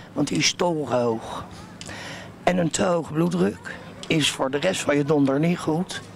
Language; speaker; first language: Dutch; native; Dutch